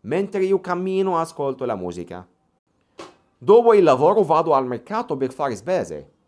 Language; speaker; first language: Italian; non-native, fluent; Arabic